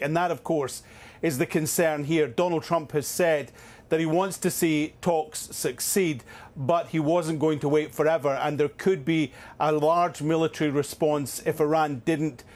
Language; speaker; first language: English; native; English